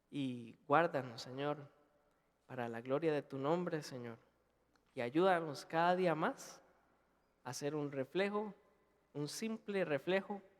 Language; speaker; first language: Spanish; native; Spanish